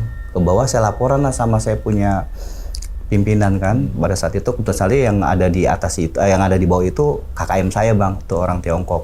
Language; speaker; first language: Indonesian; native; Indonesian